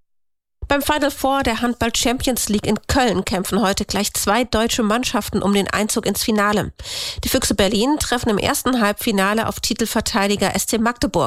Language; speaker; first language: German; native; German